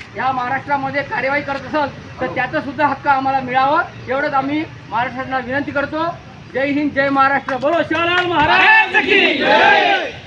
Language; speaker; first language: Marathi; non-native, local second language; Lambadi